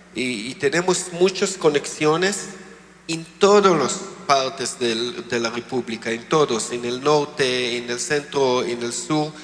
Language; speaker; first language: Spanish; non-native, learner; Hebrew